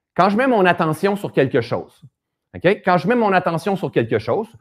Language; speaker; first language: French; native; French